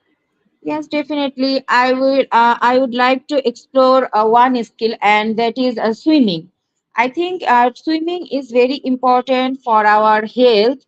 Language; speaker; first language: English; non-native, learner; Bangla